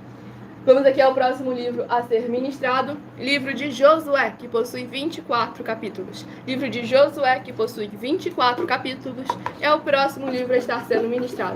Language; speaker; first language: Portuguese; native; Portuguese